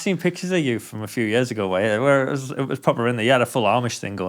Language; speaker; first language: English; native; English